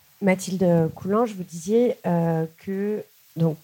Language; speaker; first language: French; native; French